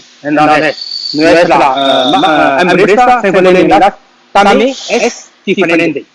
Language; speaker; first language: Spanish; non-native, learner; Chinese